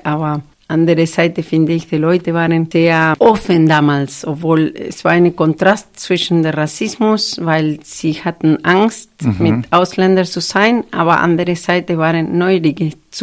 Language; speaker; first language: German; non-native, fluent; Spanish